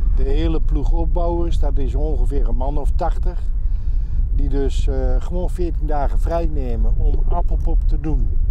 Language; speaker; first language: Dutch; native; Dutch